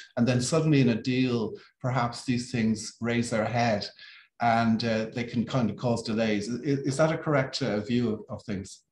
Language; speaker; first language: English; native; English